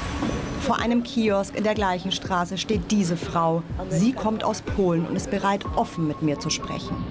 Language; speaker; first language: German; native; German